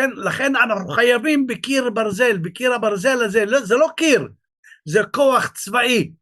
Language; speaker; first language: Hebrew; non-native, local second language; Arabic